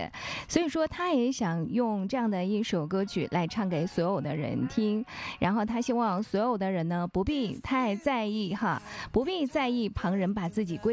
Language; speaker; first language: Chinese; native; Chinese